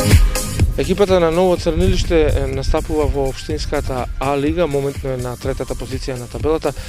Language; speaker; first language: Macedonian; native; Macedonian